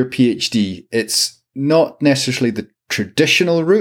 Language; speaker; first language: English; native; English